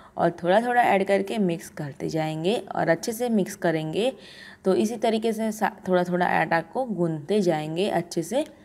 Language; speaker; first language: Hindi; non-native, local second language; Gujarati